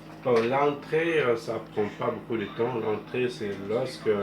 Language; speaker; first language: French; non-native, fluent; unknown